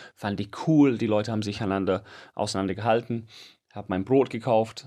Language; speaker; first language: German; non-native, fluent; English